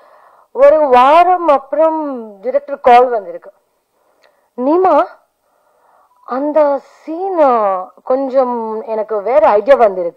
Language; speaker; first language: Tamil; non-native, learner; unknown